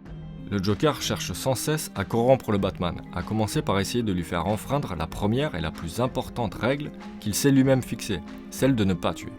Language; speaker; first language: French; native; French